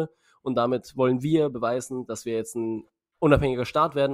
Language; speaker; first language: German; native; German